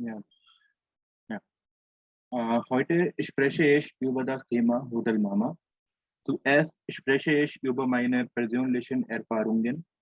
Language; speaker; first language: German; non-native, fluent; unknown